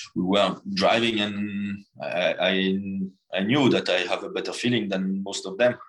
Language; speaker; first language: English; non-native, fluent; French